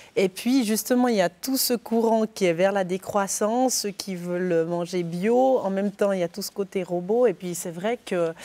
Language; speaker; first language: French; native; French